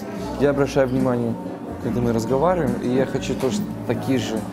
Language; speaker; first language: Russian; non-native, fluent; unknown